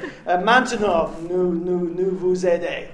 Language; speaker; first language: French; non-native, learner; English